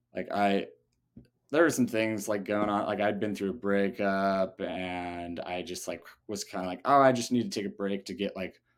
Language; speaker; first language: English; native; English